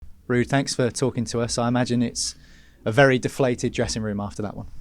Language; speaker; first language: English; native; English